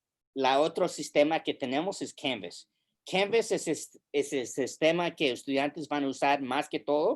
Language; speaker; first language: Spanish; early bilingual, heritage; English